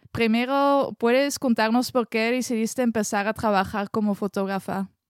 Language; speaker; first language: Spanish; non-native, fluent; French